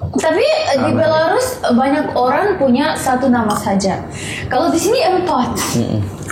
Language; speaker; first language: Indonesian; non-native, learner; Russian